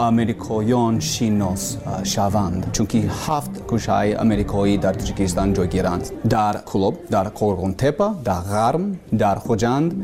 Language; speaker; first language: Persian; non-native, learner; English